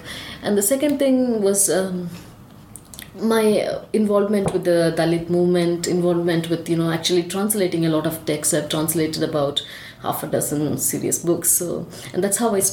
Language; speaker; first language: English; non-native, local second language; Tamil